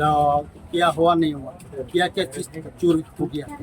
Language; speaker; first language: Hindi; non-native, local second language; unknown